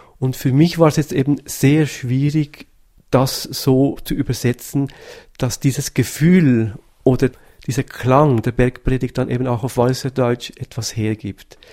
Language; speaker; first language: German; native; German